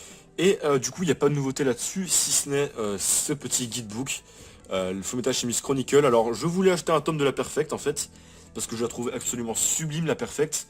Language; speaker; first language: French; native; French